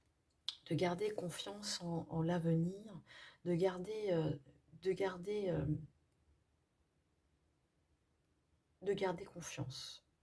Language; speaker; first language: French; native; French